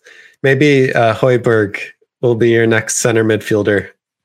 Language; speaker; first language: English; native; English